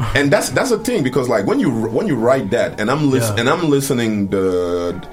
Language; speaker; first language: English; early bilingual, other home language; French